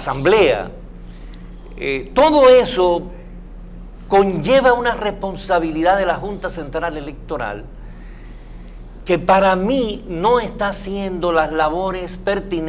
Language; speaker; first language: Spanish; native; Spanish